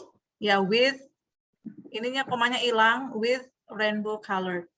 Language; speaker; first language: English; non-native, fluent; Indonesian